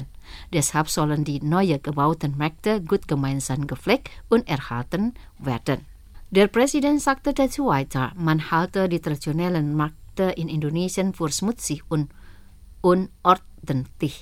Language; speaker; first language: German; non-native, fluent; Indonesian